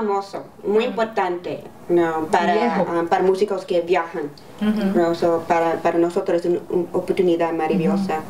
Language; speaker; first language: Spanish; early bilingual, heritage; English